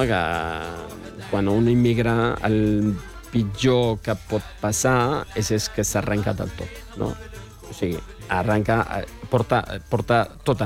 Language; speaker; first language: Catalan; non-native, fluent; Arabic